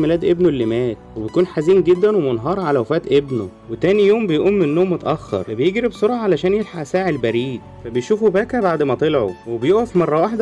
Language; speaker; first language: Arabic; native; Arabic